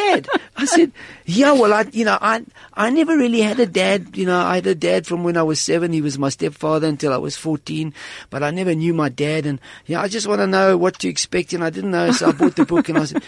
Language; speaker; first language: English; native; English